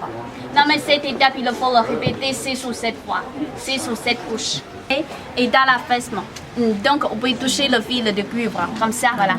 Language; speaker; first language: French; non-native, fluent; Chinese